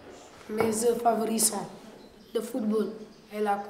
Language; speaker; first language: French; non-native, local second language; Fula